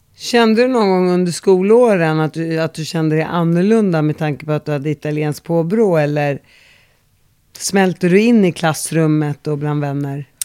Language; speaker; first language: Swedish; early bilingual, other home language; Arabic